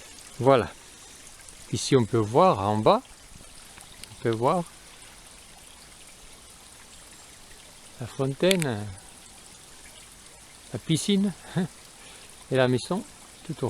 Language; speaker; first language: French; non-native, fluent; Spanish